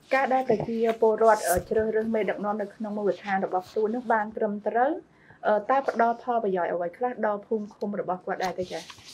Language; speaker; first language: Khmer; native; Khmer